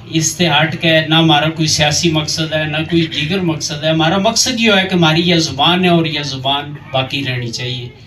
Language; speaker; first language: Urdu; non-native, local second language; Gujari